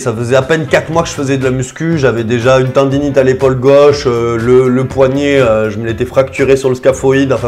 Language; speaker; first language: French; native; French